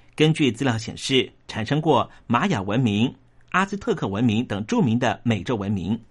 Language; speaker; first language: Chinese; non-native, local second language; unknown